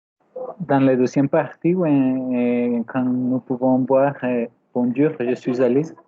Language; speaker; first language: French; non-native, learner; Spanish